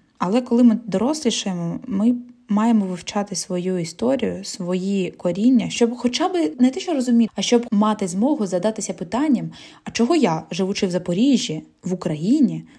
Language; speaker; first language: Ukrainian; non-native, local second language; Russian